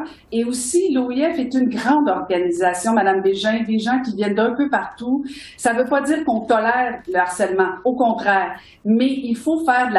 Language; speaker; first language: French; native; French